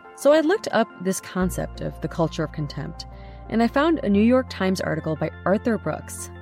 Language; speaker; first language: English; native; English